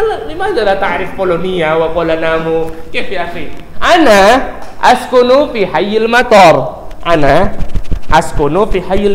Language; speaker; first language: Arabic; non-native, fluent; Indonesian